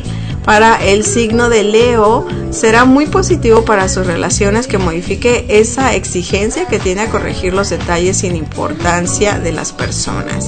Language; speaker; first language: Spanish; native; Spanish